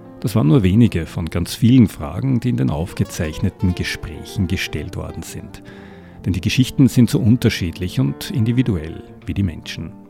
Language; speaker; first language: German; native; German